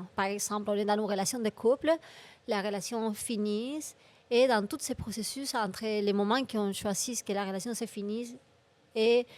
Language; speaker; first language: French; non-native, fluent; Spanish